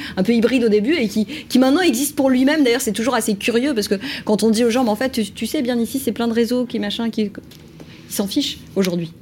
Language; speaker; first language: French; native; French